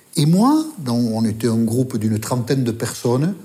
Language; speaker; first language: French; native; French